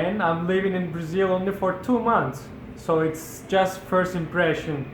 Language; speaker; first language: English; non-native, fluent; Turkish